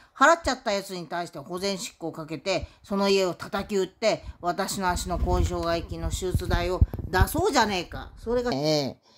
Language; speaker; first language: Japanese; native; Japanese